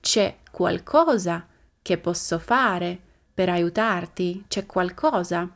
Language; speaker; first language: Italian; non-native, fluent; Slovak